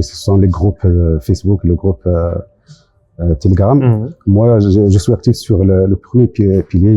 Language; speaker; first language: French; non-native, local second language; Arabic